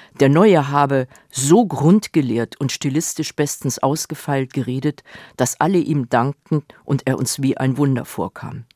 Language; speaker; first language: German; native; German